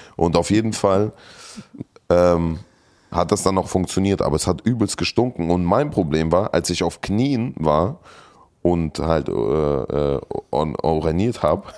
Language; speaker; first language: German; early bilingual, other home language; Russian